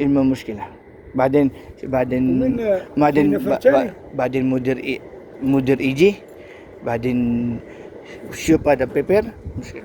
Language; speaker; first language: Arabic; non-native, learner; Filipino